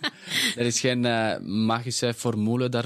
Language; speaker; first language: Dutch; non-native, fluent; Spanish